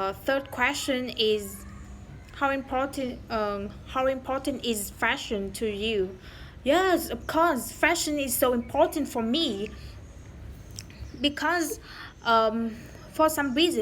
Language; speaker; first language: English; non-native, learner; Vietnamese